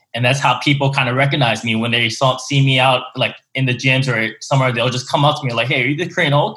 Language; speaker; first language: English; native; English